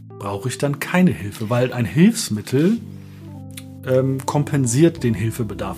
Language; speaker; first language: German; native; German